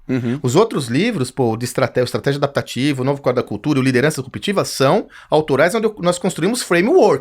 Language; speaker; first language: Portuguese; native; Portuguese